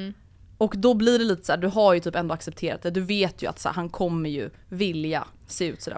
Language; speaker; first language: Swedish; native; Swedish